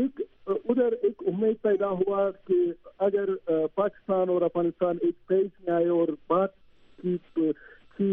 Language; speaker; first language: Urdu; non-native, learner; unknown